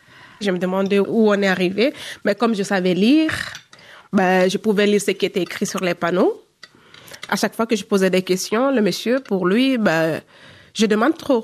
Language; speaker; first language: French; non-native, local second language; Fula